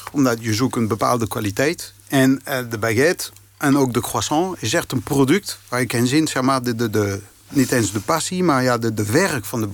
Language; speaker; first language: Dutch; non-native, fluent; French